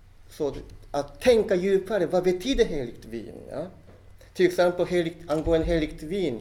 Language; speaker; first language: Swedish; non-native, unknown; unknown